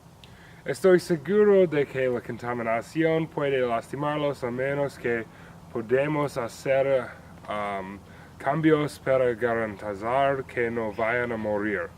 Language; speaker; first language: Spanish; non-native, learner; English